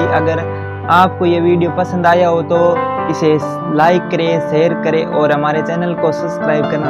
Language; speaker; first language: Hindi; native; Hindi